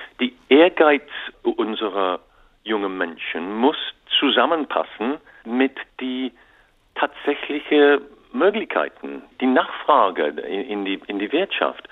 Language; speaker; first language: German; non-native, learner; English